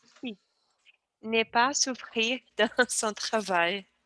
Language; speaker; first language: French; non-native, learner; Portuguese